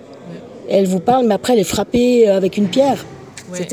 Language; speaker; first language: French; native; French